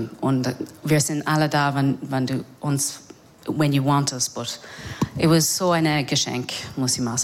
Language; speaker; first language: German; non-native, fluent; English